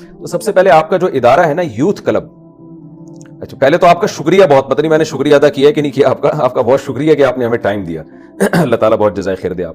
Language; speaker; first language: Urdu; native; Urdu